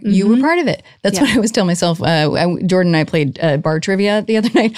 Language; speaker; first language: English; native; English